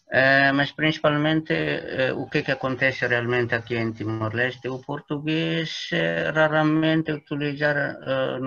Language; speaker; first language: Portuguese; non-native, learner; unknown